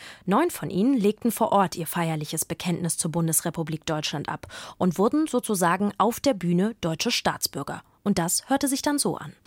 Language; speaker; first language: German; native; German